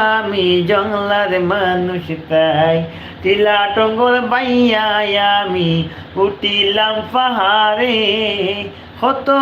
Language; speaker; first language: Bangla; native; Bangla